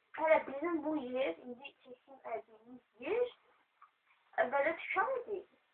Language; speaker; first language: Turkish; non-native, learner; Azerbaijani